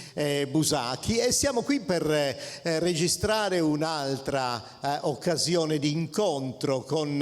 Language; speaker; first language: Italian; native; Italian